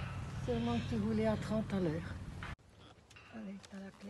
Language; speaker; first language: French; native; French